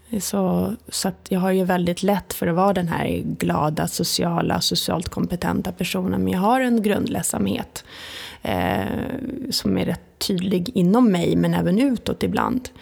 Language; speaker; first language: Swedish; early bilingual, other home language; Italian